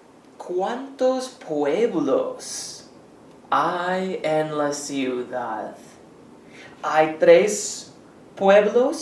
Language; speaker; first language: Spanish; non-native, fluent; English